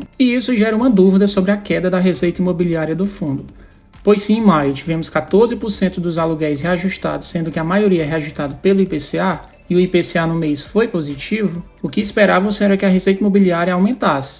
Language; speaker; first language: Portuguese; native; Portuguese